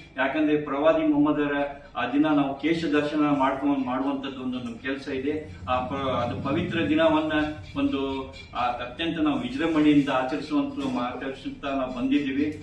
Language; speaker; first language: Kannada; non-native, local second language; Urdu